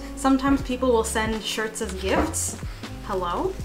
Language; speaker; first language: English; native; English